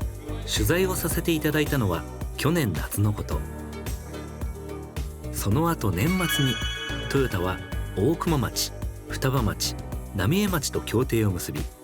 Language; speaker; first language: Japanese; native; Japanese